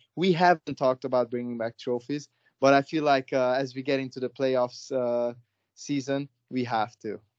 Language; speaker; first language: English; non-native, fluent; Hungarian